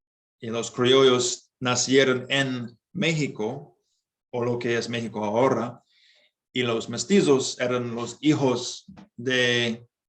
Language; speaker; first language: Spanish; non-native, learner; English